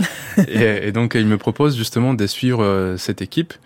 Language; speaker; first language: French; non-native, fluent; Spanish